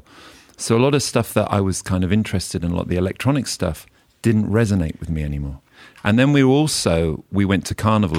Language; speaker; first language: English; native; English